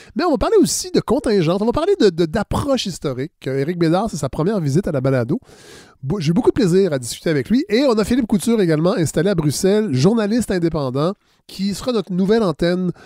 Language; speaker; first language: French; native; French